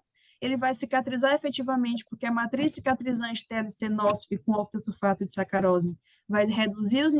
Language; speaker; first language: Portuguese; native; Portuguese